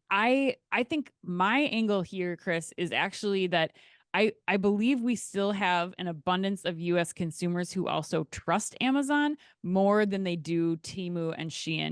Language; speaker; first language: English; native; English